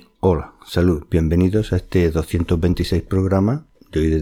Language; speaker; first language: Spanish; native; Spanish